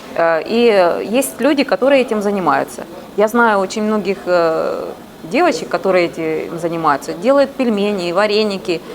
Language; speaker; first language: Russian; native; Russian